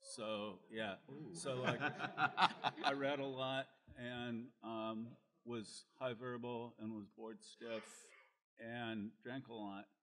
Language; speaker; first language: English; native; English